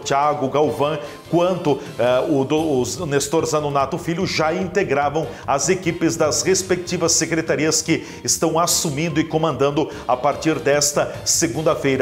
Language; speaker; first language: Portuguese; native; Portuguese